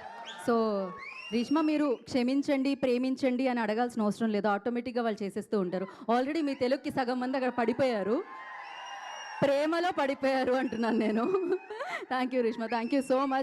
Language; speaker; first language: Telugu; native; Telugu